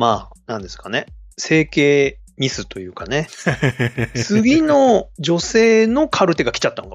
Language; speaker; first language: Japanese; native; Japanese